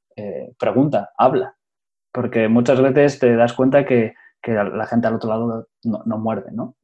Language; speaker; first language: Spanish; native; Spanish